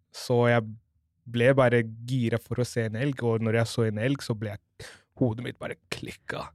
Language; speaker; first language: Norwegian; non-native, fluent; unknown